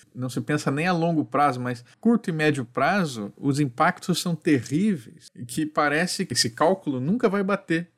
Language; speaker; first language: Portuguese; native; Portuguese